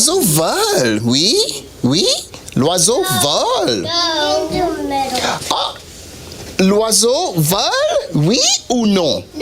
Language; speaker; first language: French; non-native, fluent; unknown